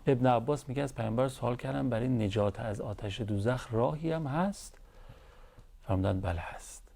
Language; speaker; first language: Persian; native; Persian